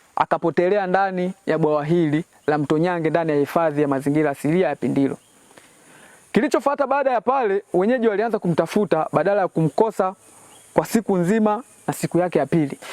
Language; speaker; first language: Swahili; non-native, local second language; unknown